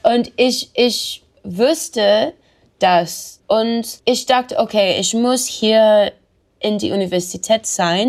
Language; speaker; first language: German; non-native, learner; English